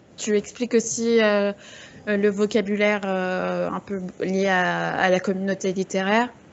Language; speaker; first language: French; native; French